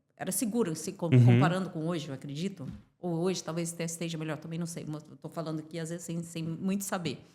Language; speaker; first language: Portuguese; native; Portuguese